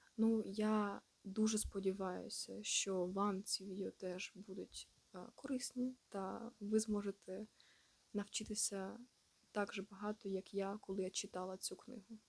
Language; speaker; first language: Ukrainian; non-native, local second language; Russian